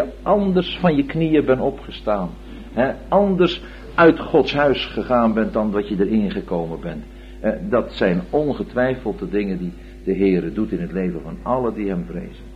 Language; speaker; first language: Dutch; native; Dutch